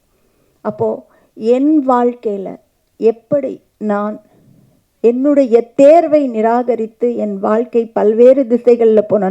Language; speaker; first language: Tamil; native; Tamil